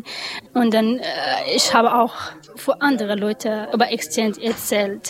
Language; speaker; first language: German; non-native, learner; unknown